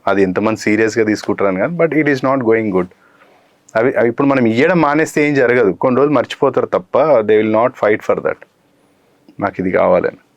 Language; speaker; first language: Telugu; native; Telugu